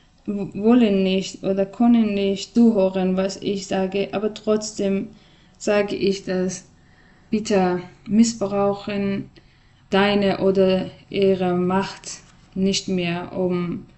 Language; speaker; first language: German; non-native, learner; Persian